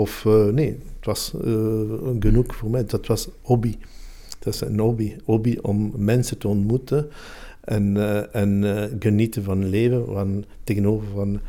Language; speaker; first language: Dutch; non-native, local second language; Italian